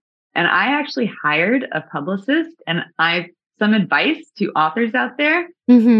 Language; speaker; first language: English; native; English